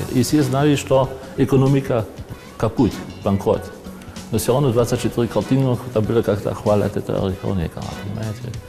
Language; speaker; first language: Russian; non-native, fluent; German